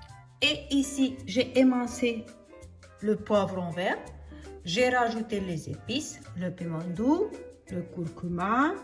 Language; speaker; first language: French; non-native, fluent; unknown